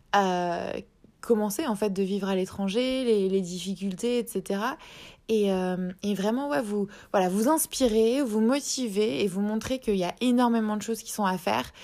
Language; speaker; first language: French; native; French